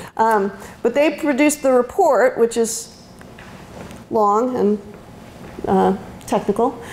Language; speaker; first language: English; native; English